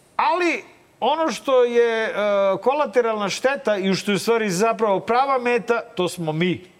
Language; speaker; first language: Serbian; native; Serbian